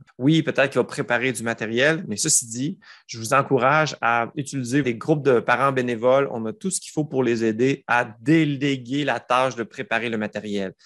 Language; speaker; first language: French; native; French